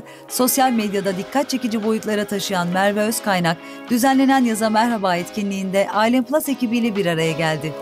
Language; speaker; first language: Turkish; native; Turkish